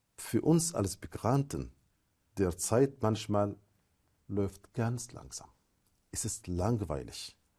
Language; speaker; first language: German; non-native, fluent; Arabic